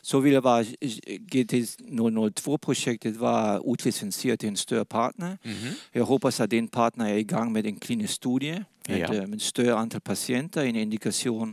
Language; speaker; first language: Swedish; non-native, fluent; Danish